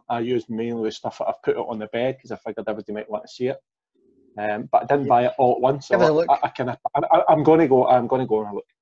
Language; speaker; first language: English; native; English